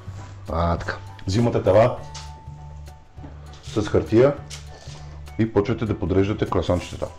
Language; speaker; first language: Bulgarian; native; Bulgarian